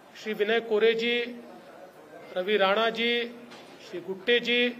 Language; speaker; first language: Hindi; non-native, local second language; Marathi